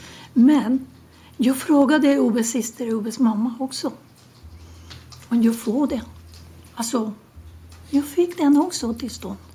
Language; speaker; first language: Swedish; non-native, learner; Spanish